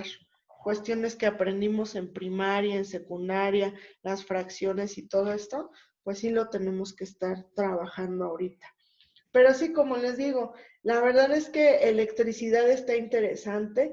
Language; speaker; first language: Spanish; native; Spanish